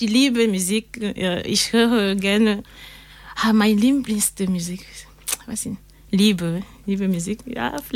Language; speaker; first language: German; non-native, learner; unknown